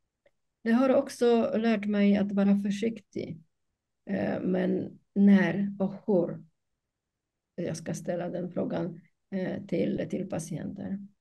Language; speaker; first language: Swedish; non-native, fluent; Polish